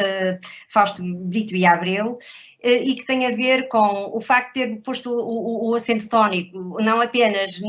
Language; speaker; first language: Portuguese; native; Portuguese